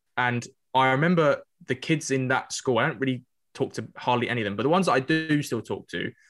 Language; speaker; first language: English; native; English